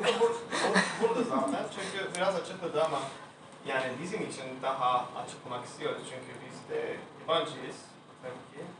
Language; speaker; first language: Turkish; non-native, fluent; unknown